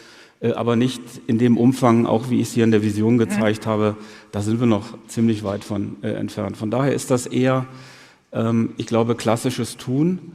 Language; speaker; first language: German; native; German